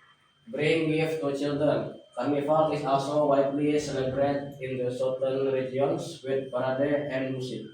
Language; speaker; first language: English; non-native, learner; Indonesian